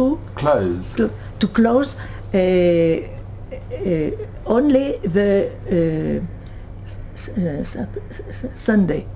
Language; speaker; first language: English; non-native, learner; French